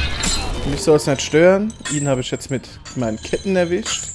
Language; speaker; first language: German; native; German